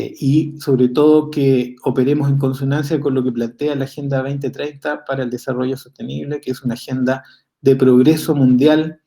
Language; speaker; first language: Spanish; native; Spanish